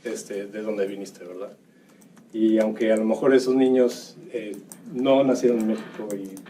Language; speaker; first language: Spanish; early bilingual, heritage; Spanish